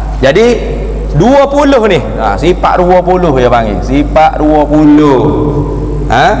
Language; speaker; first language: Malay; native; Malay